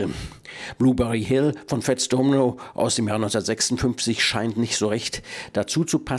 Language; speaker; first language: German; native; German